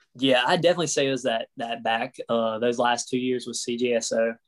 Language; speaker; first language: English; native; English